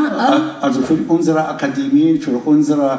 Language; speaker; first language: German; non-native, fluent; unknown